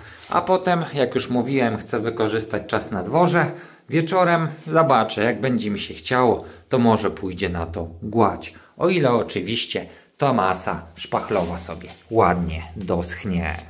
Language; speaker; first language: Polish; native; Polish